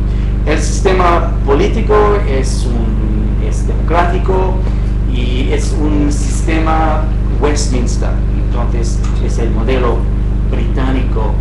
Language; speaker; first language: Spanish; non-native, fluent; English